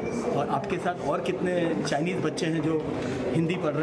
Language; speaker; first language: Hindi; native; Hindi